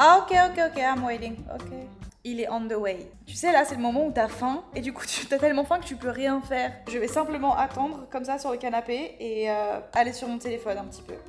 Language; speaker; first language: French; native; French